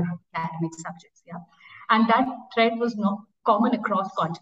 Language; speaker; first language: English; non-native, local second language; Bangla